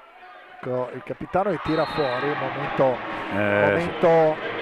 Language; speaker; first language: Italian; native; Italian